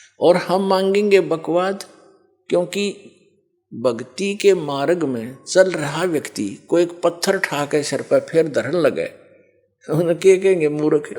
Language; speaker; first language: Hindi; native; Hindi